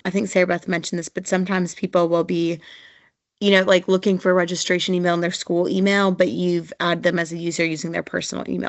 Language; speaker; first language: English; native; English